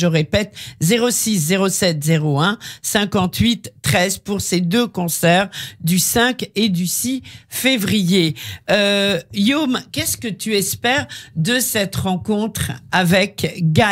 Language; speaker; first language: French; native; French